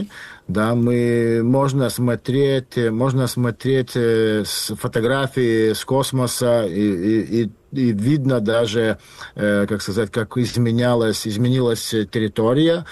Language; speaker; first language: Russian; non-native, fluent; Lithuanian